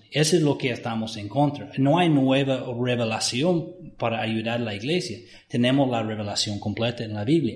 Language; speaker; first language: Spanish; non-native, fluent; English